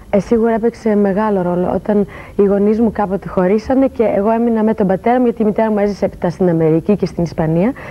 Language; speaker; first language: Greek; early bilingual, heritage; Greek